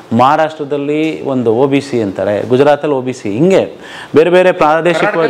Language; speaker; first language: Kannada; non-native, local second language; Lambadi